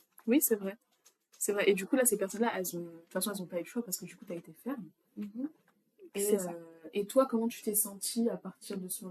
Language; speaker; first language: French; native; French